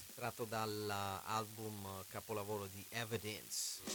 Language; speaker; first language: Italian; native; Italian